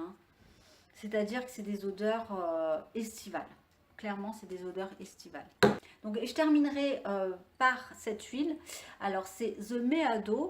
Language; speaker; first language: French; native; French